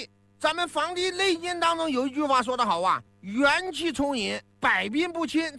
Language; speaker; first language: Chinese; native; Chinese